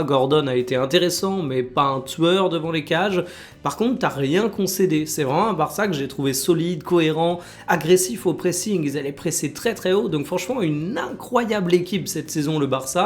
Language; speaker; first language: French; native; French